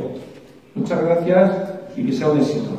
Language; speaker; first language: Spanish; native; Spanish